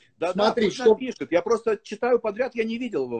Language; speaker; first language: Russian; native; Russian